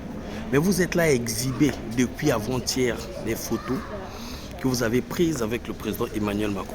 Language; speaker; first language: French; non-native, local second language; Lingala